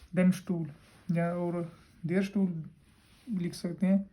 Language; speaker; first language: Hindi; non-native, local second language; Punjabi